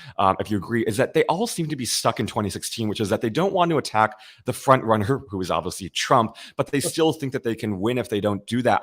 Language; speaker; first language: English; native; English